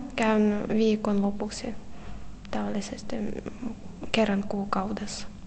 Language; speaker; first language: Finnish; non-native, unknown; Russian